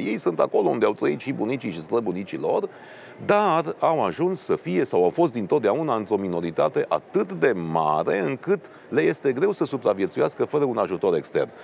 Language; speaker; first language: Romanian; non-native, local second language; Hungarian